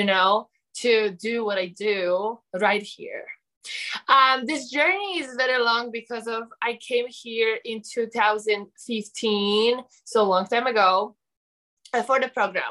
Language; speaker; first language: English; non-native, learner; Polish